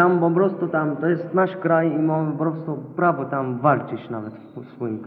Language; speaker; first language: Polish; non-native, learner; Arabic